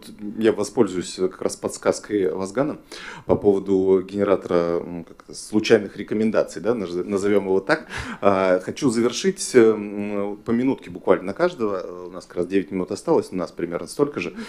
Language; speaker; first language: Russian; native; Russian